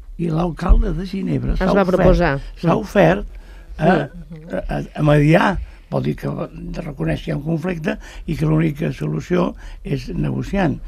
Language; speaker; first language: Catalan; native; Catalan